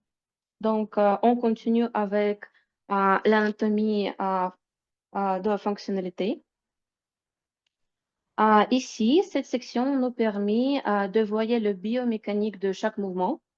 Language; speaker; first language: French; non-native, fluent; Russian